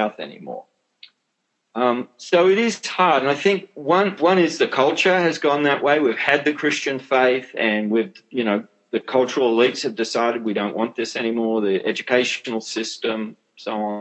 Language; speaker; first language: English; native; English